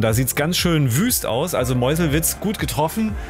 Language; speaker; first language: German; native; German